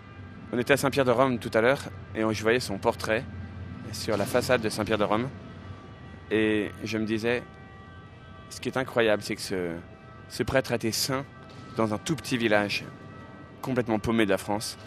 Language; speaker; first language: French; native; French